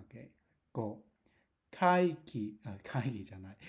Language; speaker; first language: Japanese; non-native, learner; Cantonese